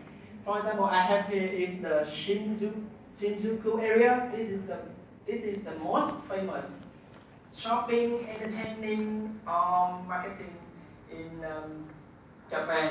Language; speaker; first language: English; non-native, learner; Vietnamese